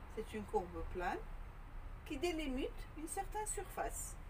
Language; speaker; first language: French; non-native, local second language; Arabic